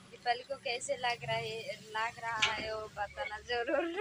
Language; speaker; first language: Hindi; non-native, local second language; Bangla